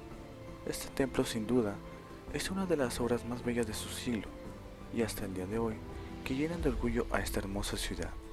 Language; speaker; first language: Spanish; native; Spanish